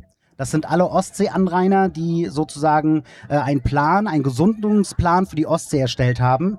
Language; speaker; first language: German; native; German